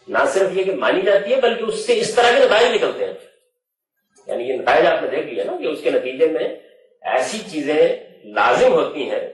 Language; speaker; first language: Urdu; non-native, local second language; Punjabi